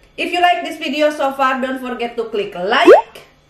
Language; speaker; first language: English; non-native, fluent; Indonesian